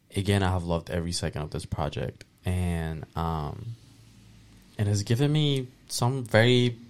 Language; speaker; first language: English; early bilingual, other home language; Spanish